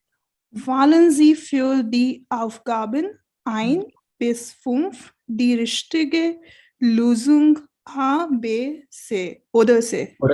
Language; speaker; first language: German; non-native, learner; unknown